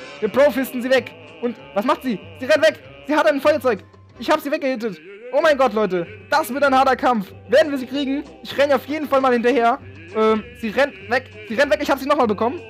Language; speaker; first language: German; native; German